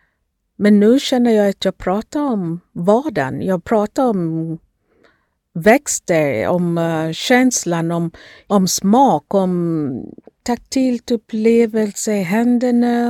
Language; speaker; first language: Swedish; non-native, fluent; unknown